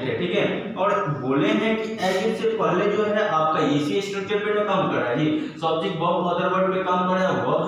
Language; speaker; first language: Hindi; native; Hindi